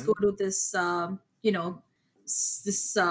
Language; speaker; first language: English; non-native, local second language; Urdu